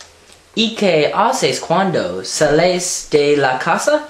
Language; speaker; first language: Spanish; non-native, learner; English